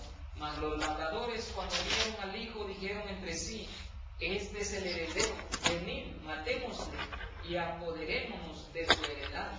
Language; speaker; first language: Spanish; native; Spanish